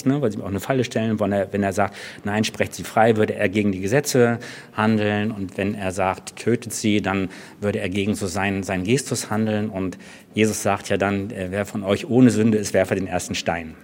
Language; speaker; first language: German; native; German